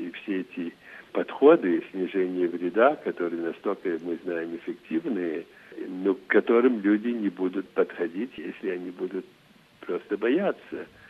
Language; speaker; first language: Russian; early bilingual, heritage; Russian